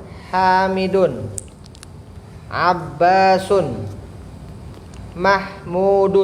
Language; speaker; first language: Arabic; non-native, learner; Indonesian